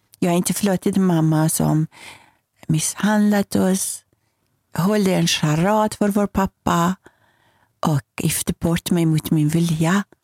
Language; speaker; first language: Swedish; non-native, fluent; Persian